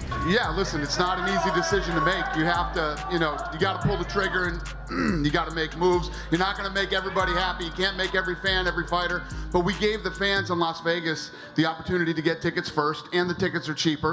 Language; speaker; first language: English; native; English